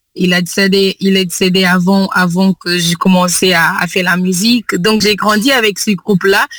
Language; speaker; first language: French; non-native, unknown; Kabuverdianu